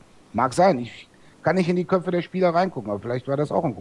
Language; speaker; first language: German; native; German